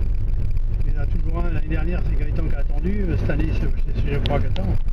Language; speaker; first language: French; native; French